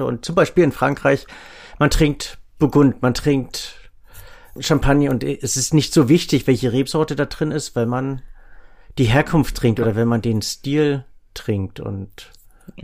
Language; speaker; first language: German; native; German